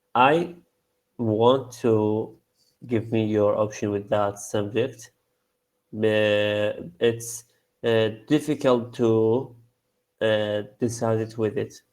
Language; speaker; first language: English; non-native, learner; Arabic